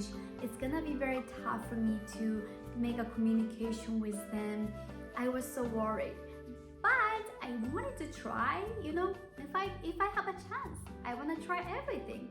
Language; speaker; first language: English; non-native, fluent; Japanese